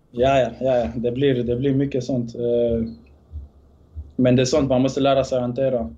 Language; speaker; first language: Swedish; early bilingual, other home language; Bosnian